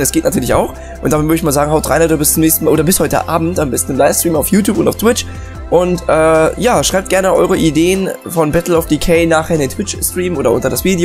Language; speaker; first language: German; native; German